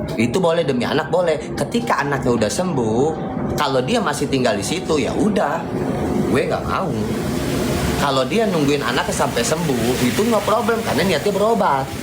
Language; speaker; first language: Indonesian; native; Indonesian